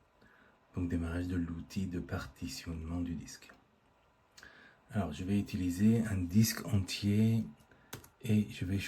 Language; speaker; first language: French; native; French